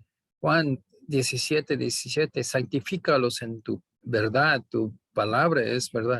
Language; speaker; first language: Spanish; non-native, fluent; English